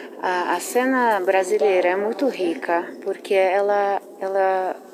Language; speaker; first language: Portuguese; non-native, fluent; Russian